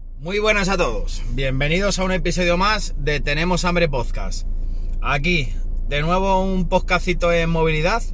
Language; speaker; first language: Spanish; native; Spanish